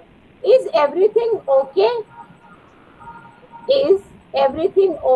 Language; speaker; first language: English; non-native, learner; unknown